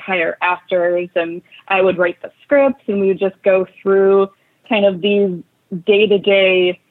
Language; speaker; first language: English; native; English